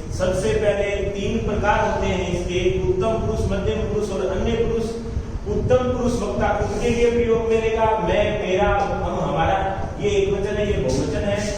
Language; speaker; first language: Hindi; native; Hindi